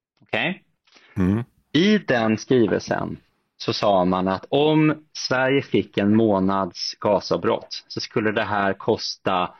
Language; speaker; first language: Swedish; native; Swedish